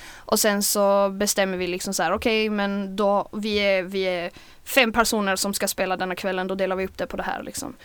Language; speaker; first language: Swedish; native; Swedish